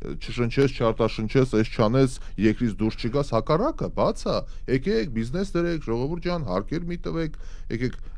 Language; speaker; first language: Armenian; native; Armenian